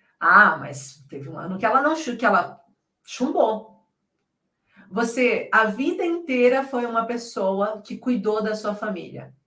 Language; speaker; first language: Portuguese; native; Portuguese